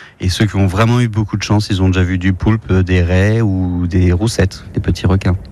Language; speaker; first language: French; native; French